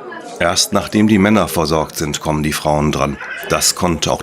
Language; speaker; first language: German; native; German